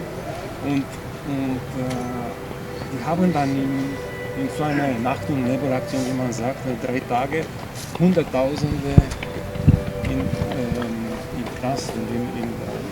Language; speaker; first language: German; non-native, fluent; Chinese